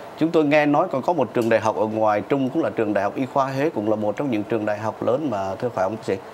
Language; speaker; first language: Vietnamese; native; Vietnamese